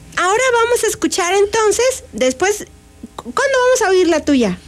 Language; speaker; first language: Spanish; native; Spanish